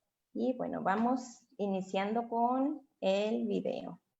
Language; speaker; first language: Spanish; native; Spanish